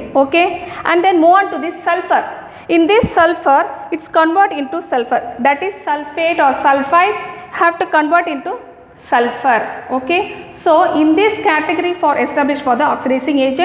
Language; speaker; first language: English; non-native, local second language; Tamil